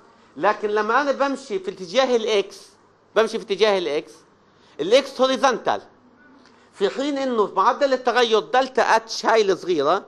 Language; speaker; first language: Arabic; native; Arabic